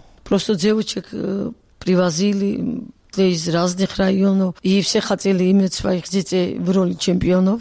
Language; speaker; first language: Russian; non-native, local second language; Georgian